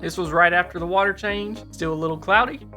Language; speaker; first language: English; native; English